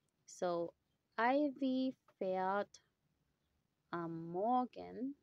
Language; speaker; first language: German; non-native, fluent; Filipino